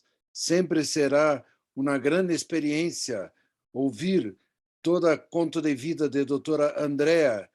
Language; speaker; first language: Portuguese; non-native, fluent; Spanish